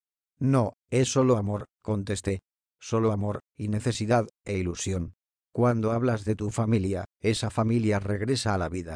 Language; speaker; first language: Spanish; native; Spanish